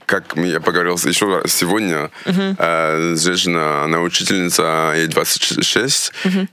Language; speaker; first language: Russian; early bilingual, heritage; Russian